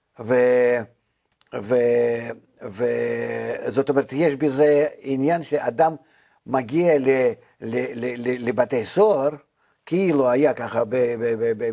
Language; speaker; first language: Hebrew; non-native, fluent; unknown